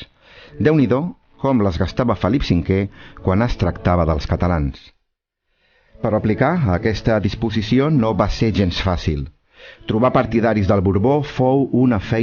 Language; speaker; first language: Catalan; native; Catalan